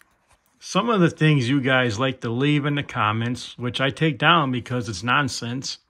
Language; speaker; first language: English; native; English